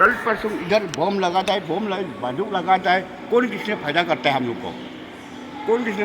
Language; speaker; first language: Hindi; non-native, local second language; Manipuri